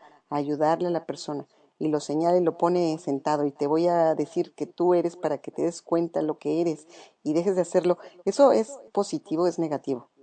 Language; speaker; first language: Spanish; native; Spanish